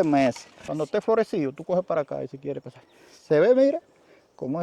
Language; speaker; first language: Spanish; native; Spanish